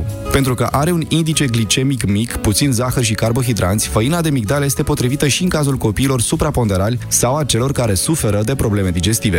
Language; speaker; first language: Romanian; native; Romanian